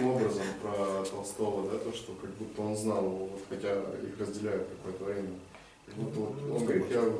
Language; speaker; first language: Russian; native; Russian